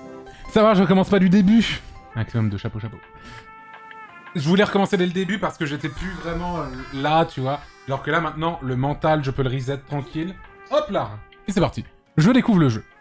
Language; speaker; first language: French; native; French